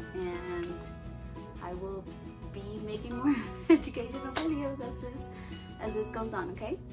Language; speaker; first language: English; early bilingual, other home language; Spanish